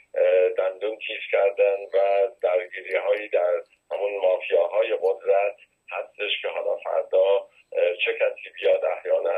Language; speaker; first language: Persian; native; Persian